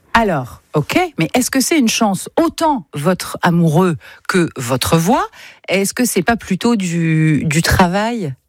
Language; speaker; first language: French; native; French